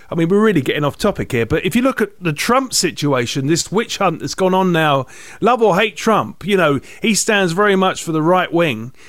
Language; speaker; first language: English; native; English